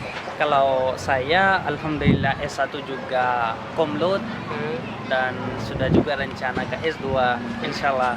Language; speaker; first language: Indonesian; non-native, learner; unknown